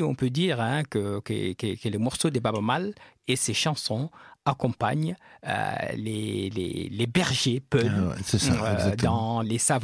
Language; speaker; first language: French; non-native, local second language; Fula